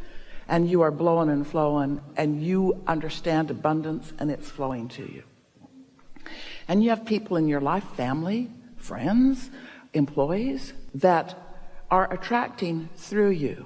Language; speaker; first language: English; native; English